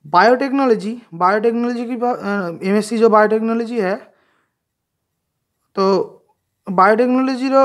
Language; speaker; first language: Hindi; non-native, local second language; Bangla